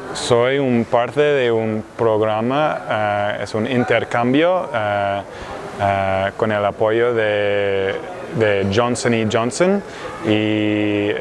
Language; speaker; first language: Spanish; non-native, learner; English